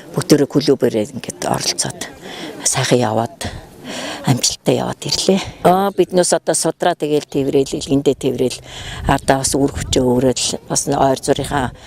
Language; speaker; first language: Mongolian; native; Mongolian